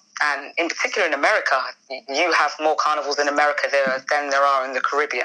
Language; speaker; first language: English; native; English